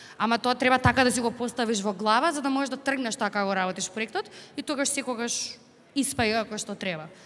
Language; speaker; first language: Macedonian; native; Macedonian